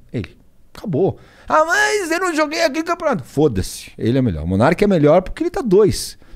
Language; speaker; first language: Portuguese; early bilingual, other home language; Spanish